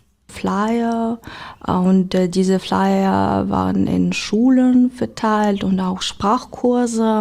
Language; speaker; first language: German; non-native, learner; Ukrainian